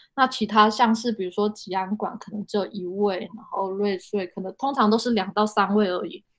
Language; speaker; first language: Chinese; native; Chinese